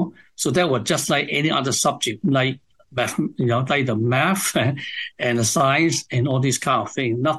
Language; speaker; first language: English; non-native, local second language; Cantonese